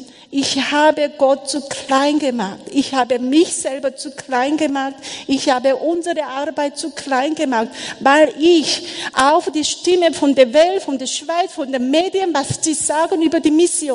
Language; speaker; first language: German; non-native, learner; Korean